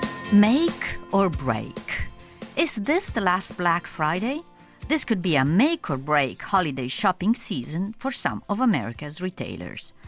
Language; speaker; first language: English; non-native, fluent; Italian